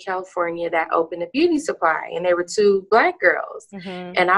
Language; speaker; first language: English; native; English